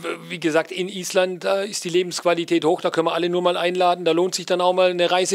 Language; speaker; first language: German; native; German